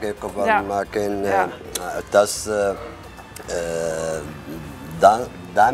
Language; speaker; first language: Dutch; non-native, learner; Arabic